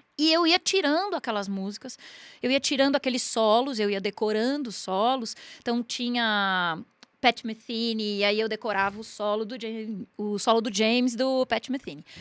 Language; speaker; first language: Portuguese; native; Portuguese